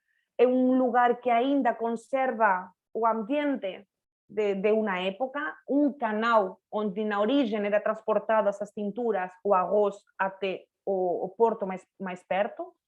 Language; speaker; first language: Portuguese; non-native, fluent; Spanish